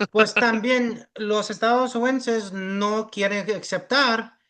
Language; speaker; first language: Spanish; early bilingual, heritage; English